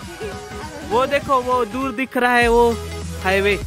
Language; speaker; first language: Hindi; non-native, local second language; Marathi